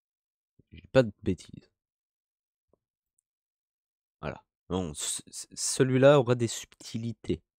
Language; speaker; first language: French; native; French